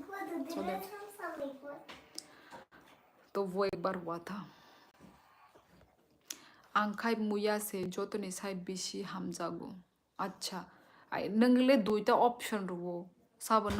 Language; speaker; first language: Hindi; non-native, local second language; Kok Borok